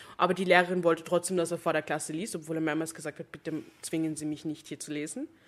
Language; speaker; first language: German; non-native, fluent; English